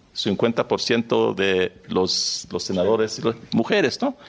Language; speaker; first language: Spanish; early bilingual, heritage; Spanish